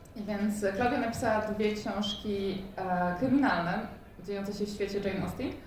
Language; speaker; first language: Polish; native; Polish